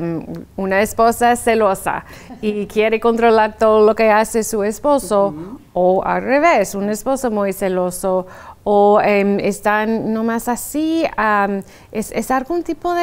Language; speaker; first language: Spanish; non-native, fluent; English